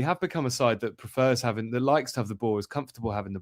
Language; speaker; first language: English; native; English